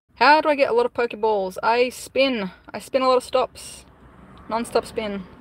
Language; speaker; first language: English; native; English